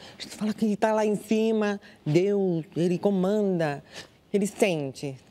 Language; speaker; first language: Portuguese; non-native, local second language; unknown